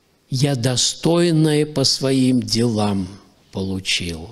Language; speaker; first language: Russian; native; Russian